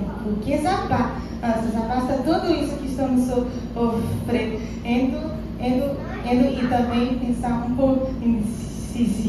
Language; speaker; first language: Portuguese; non-native, fluent; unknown